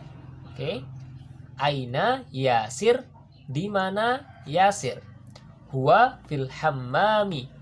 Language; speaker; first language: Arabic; non-native, learner; Indonesian